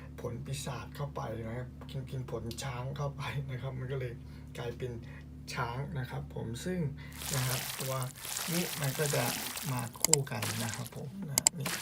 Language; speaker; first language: Thai; native; Thai